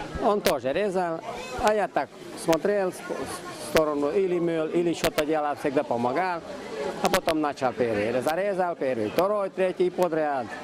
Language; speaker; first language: Russian; non-native, local second language; Hungarian